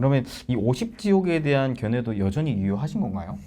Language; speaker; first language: Korean; native; Korean